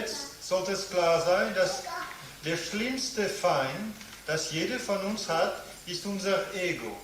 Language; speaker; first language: German; non-native, fluent; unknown